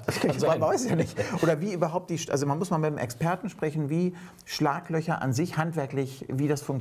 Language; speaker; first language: German; native; German